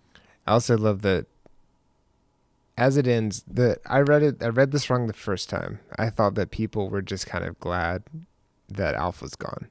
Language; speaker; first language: English; native; English